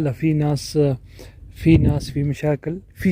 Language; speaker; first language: Arabic; non-native, learner; Urdu